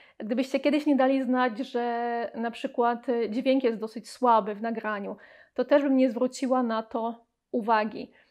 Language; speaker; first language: Polish; native; Polish